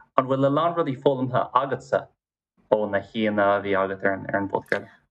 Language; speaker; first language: Irish; non-native, local second language; English